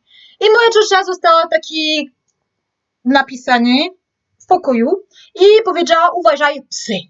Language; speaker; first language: Polish; non-native, learner; French